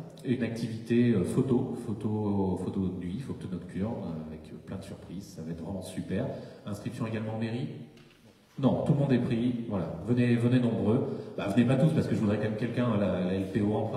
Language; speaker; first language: French; native; French